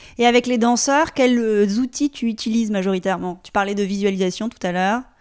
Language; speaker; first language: French; native; French